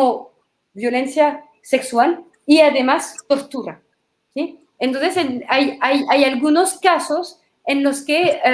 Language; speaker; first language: Spanish; non-native, fluent; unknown